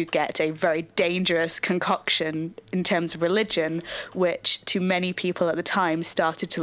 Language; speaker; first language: English; native; English